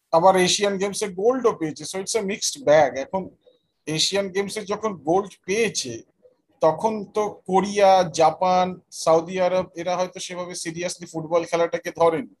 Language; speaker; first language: Bangla; native; Bangla